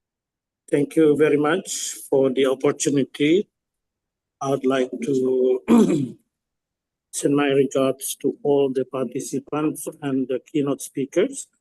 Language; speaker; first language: English; non-native, fluent; Indonesian